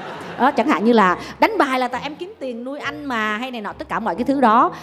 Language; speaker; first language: Vietnamese; native; Vietnamese